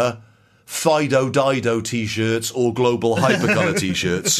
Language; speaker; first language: English; native; English